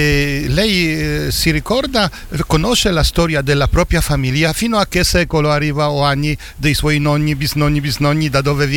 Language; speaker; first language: Italian; non-native, fluent; Polish